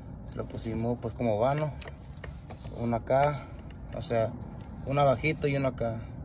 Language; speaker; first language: Spanish; early bilingual, heritage; Spanish